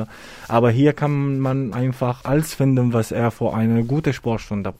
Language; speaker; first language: German; non-native, fluent; Arabic